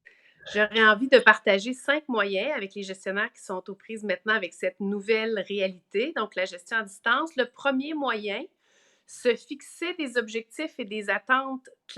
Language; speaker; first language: French; native; French